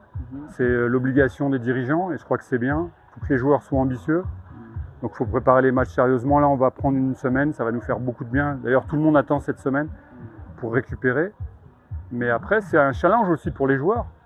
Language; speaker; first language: French; native; French